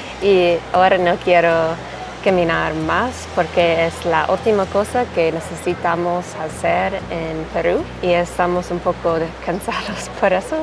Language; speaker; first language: Spanish; non-native, fluent; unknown